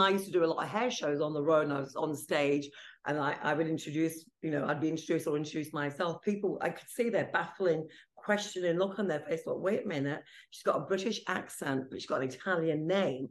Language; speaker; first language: English; non-native, local second language; Italian